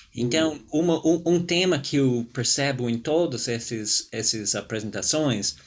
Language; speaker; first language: Portuguese; non-native, fluent; English